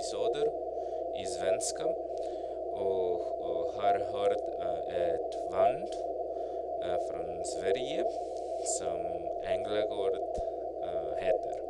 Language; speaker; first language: Swedish; non-native, learner; Spanish